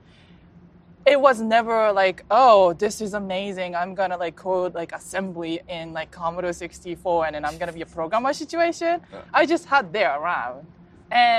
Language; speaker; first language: English; non-native, fluent; Japanese